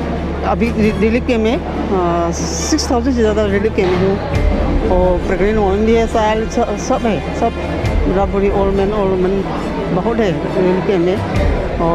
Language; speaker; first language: Hindi; non-native, learner; Manipuri